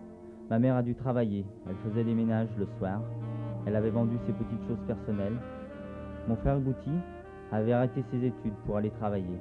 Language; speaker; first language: French; early bilingual, other home language; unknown